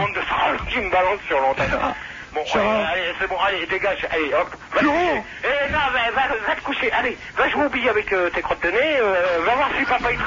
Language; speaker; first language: French; native; French